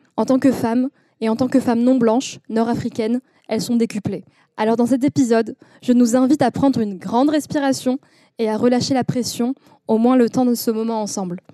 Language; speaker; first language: French; early bilingual, other home language; Arabic